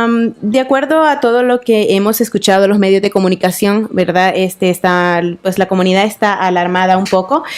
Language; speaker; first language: Spanish; native; Spanish